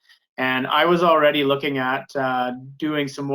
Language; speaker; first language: English; native; English